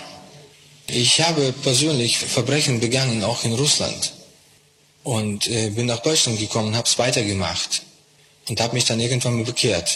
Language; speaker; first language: German; non-native, fluent; Russian